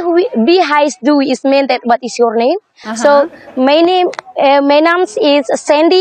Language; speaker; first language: English; non-native, learner; Indonesian